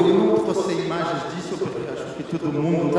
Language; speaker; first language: Portuguese; non-native, fluent; French